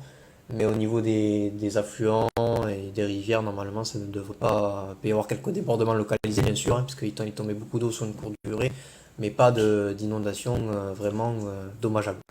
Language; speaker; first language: French; native; French